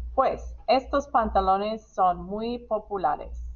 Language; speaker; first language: Spanish; non-native, fluent; English